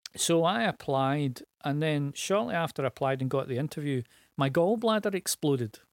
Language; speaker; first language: English; native; English